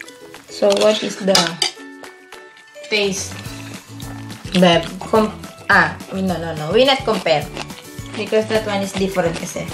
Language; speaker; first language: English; non-native, learner; Filipino